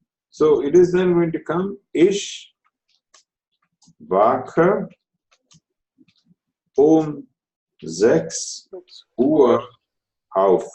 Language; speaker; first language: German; non-native, fluent; Telugu